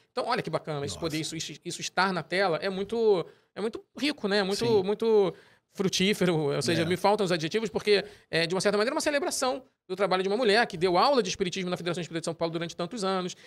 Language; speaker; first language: Portuguese; native; Portuguese